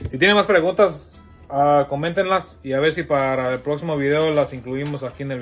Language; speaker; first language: Spanish; early bilingual, heritage; Spanish